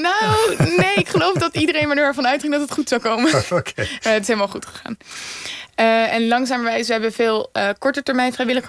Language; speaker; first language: Dutch; native; Dutch